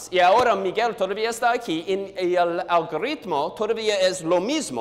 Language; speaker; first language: Spanish; non-native, learner; English